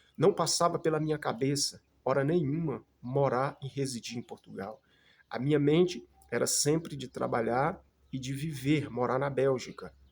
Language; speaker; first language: Portuguese; native; Portuguese